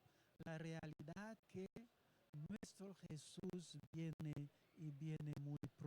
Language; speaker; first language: Spanish; non-native, learner; Papiamento